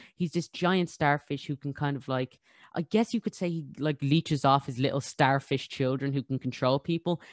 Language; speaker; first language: English; native; English